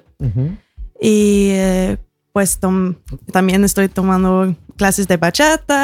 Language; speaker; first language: Spanish; early bilingual, heritage; Spanish